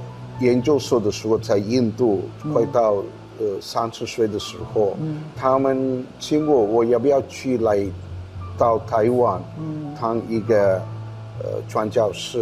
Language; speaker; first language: Chinese; non-native, fluent; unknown